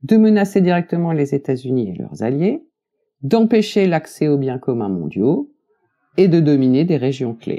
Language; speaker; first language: French; native; French